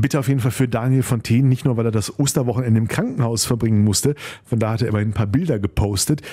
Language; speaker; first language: German; native; German